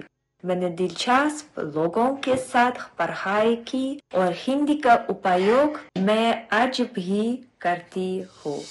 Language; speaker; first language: Hindi; non-native, fluent; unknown